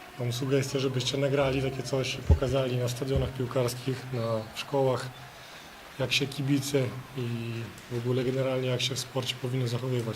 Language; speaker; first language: Polish; non-native, fluent; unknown